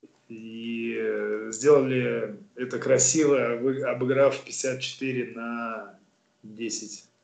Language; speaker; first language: Russian; native; Russian